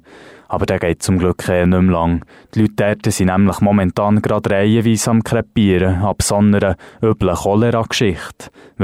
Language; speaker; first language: German; native; German